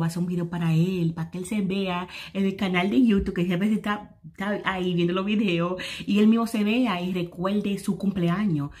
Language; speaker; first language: Spanish; native; Spanish